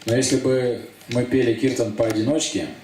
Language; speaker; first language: Russian; native; Russian